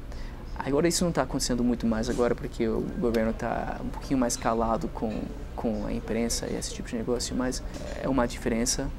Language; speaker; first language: Portuguese; non-native, fluent; English